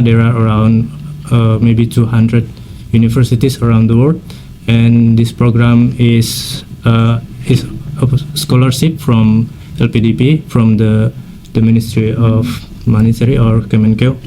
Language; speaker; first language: English; non-native, fluent; Indonesian